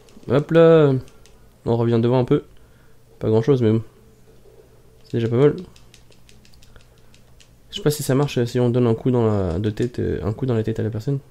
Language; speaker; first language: French; native; French